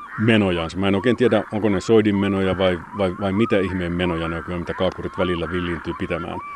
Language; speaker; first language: Finnish; native; Finnish